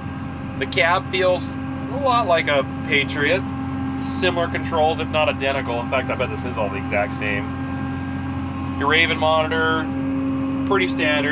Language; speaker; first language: English; native; English